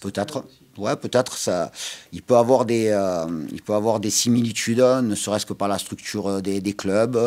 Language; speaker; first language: French; native; French